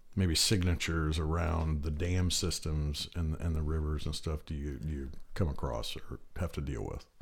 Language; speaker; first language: English; native; English